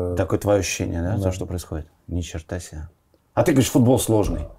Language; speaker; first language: Russian; native; Russian